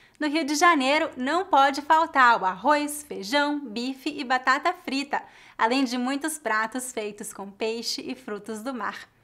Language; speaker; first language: Portuguese; native; Portuguese